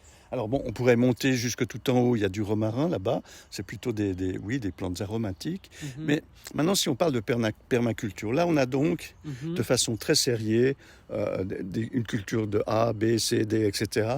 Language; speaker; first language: French; native; French